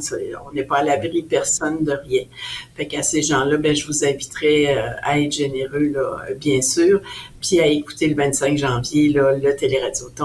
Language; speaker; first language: French; native; French